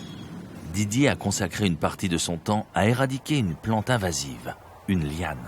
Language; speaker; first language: French; native; French